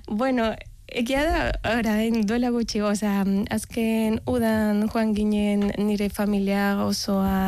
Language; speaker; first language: Basque; non-native, learner; Spanish